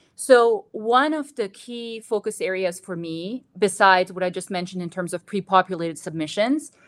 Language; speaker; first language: English; non-native, fluent; Bosnian